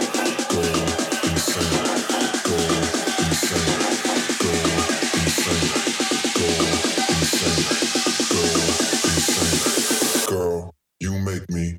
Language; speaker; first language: English; native; English